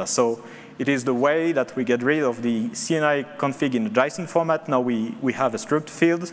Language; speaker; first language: English; non-native, fluent; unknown